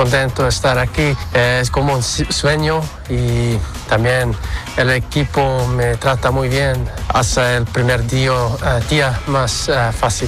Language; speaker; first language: Spanish; non-native, learner; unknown